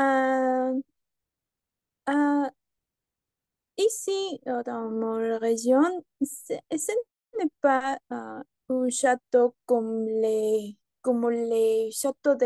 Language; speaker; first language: French; non-native, learner; Spanish